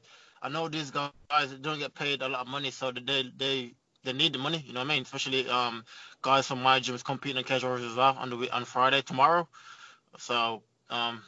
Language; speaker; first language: English; native; English